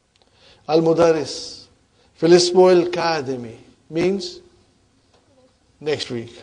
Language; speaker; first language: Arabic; non-native, fluent; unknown